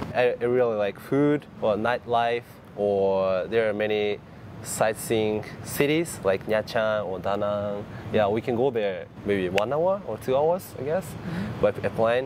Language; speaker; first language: English; non-native, fluent; Japanese